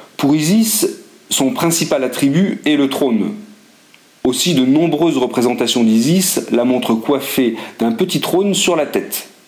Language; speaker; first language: French; native; French